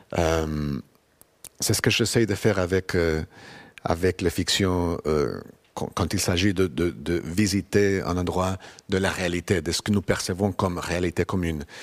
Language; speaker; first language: French; non-native, fluent; Spanish